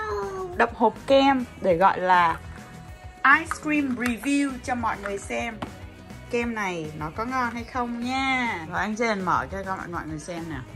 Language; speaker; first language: Vietnamese; early bilingual, heritage; Vietnamese